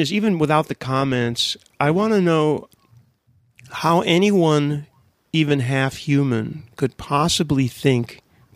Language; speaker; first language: English; native; English